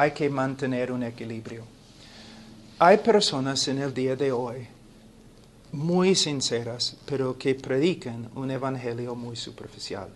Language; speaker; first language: Spanish; non-native, fluent; English